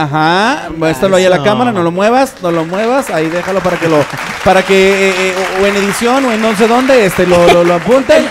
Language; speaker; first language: Spanish; native; Spanish